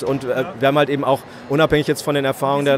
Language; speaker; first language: German; native; German